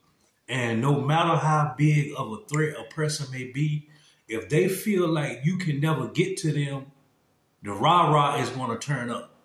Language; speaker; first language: English; native; English